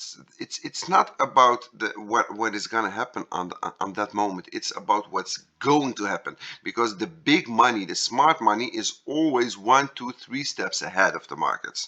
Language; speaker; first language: English; non-native, fluent; Dutch